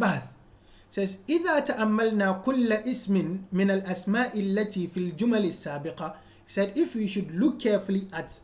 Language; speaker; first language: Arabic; non-native, fluent; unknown